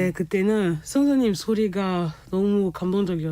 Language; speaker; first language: Korean; non-native, fluent; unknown